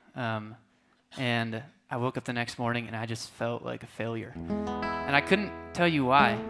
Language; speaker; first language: English; native; English